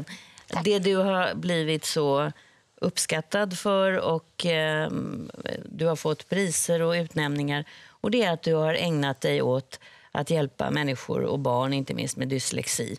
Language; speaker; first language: Swedish; native; Swedish